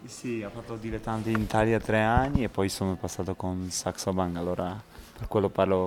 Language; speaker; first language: Italian; non-native, fluent; Polish